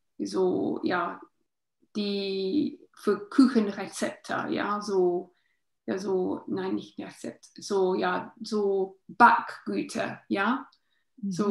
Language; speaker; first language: German; non-native, learner; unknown